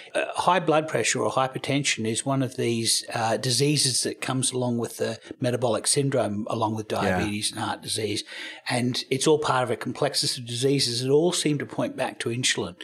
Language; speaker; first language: English; native; English